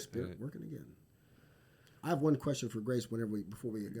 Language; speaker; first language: English; native; English